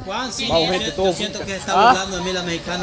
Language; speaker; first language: Spanish; native; Spanish